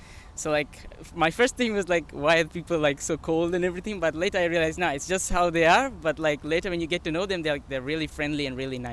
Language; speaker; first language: English; non-native, local second language; Sinhala